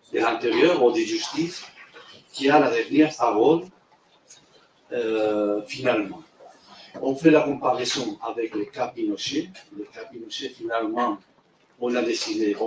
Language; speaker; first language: French; non-native, fluent; Spanish